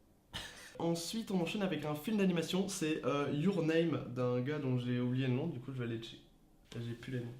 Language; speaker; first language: French; native; French